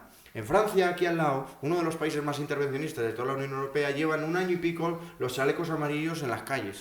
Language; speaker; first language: Spanish; native; Spanish